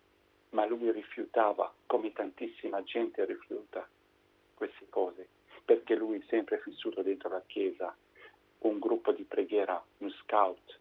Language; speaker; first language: Italian; non-native, fluent; Arabic